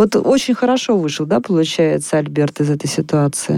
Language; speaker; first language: Russian; native; Russian